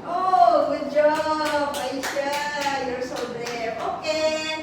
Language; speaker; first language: English; non-native, fluent; Indonesian